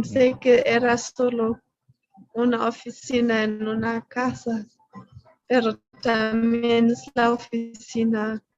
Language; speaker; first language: Spanish; non-native, fluent; German